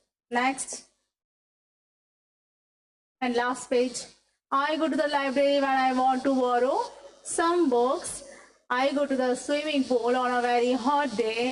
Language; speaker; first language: English; non-native, local second language; Hindi